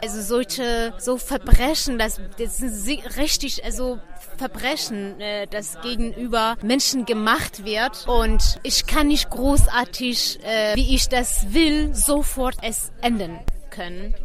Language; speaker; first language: German; non-native, fluent; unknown